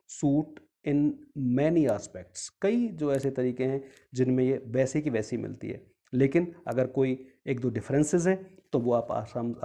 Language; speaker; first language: Hindi; native; Hindi